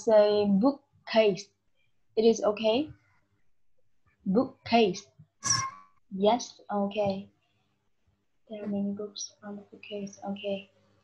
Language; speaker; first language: English; non-native, learner; Vietnamese